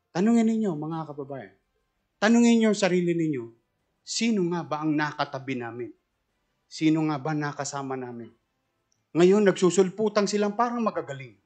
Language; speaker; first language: Filipino; native; Filipino